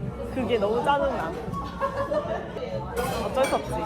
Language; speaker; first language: Korean; non-native, fluent; Cantonese